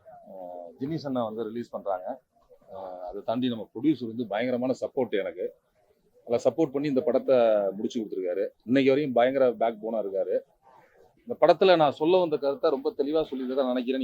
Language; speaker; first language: Tamil; native; Tamil